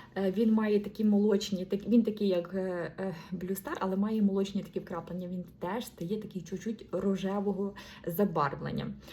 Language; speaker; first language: Ukrainian; non-native, local second language; Russian